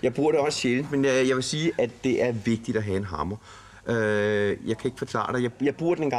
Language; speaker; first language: Danish; native; Danish